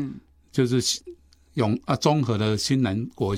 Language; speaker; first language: Chinese; native; Chinese